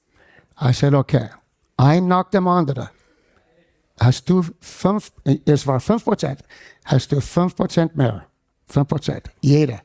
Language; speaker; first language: German; non-native, fluent; English